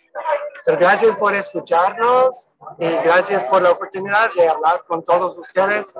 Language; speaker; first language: Spanish; non-native, fluent; English